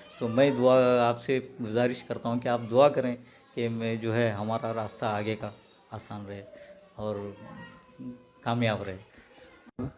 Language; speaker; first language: Hindi; non-native, local second language; Urdu